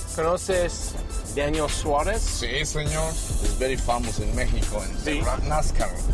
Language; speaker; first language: English; non-native, fluent; Spanish